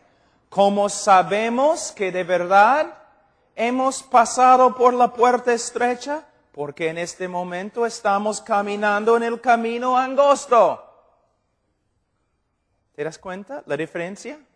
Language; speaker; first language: Spanish; non-native, fluent; English